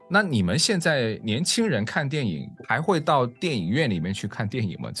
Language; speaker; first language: Chinese; native; Chinese